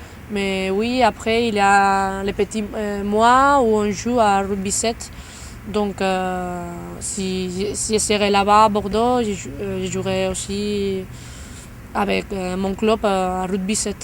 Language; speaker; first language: French; non-native, fluent; Spanish